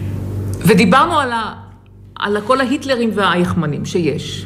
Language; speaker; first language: Hebrew; native; Hebrew